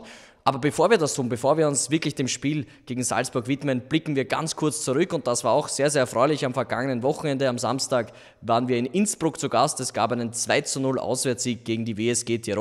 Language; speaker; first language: German; native; German